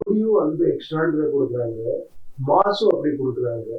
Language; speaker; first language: Tamil; non-native, learner; Kannada